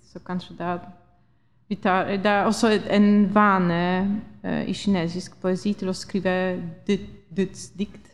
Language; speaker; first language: Norwegian; non-native, fluent; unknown